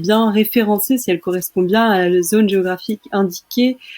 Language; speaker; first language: French; native; French